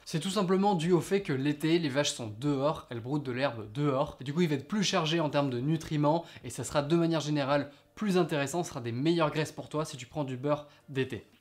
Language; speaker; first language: French; native; French